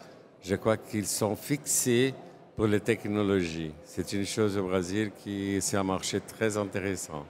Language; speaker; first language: French; non-native, fluent; Portuguese